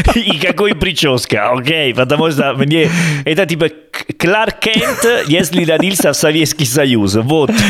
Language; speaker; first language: Russian; non-native, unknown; Italian